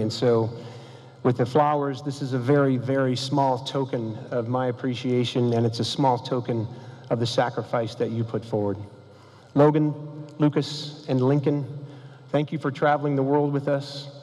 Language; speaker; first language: English; native; English